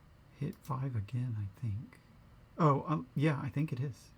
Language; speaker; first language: English; native; English